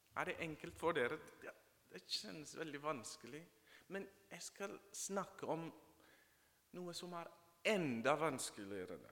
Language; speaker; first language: Norwegian; non-native, fluent; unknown